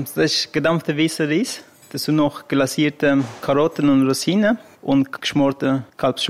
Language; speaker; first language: German; non-native, learner; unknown